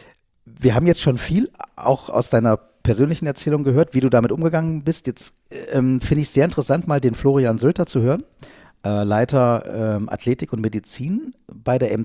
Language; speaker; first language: German; native; German